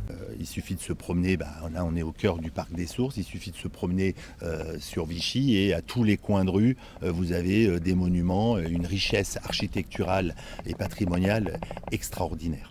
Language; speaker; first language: French; native; French